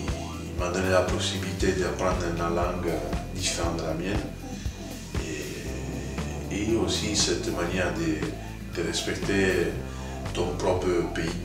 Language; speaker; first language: French; non-native, fluent; Italian